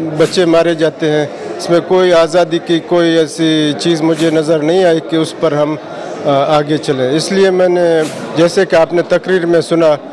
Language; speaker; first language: Urdu; non-native, local second language; Baluchi